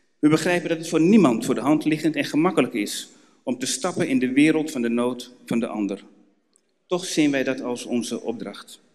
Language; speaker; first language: Dutch; native; Dutch